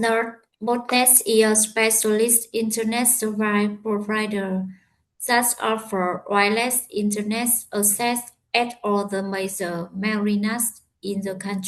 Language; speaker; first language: English; non-native, learner; Vietnamese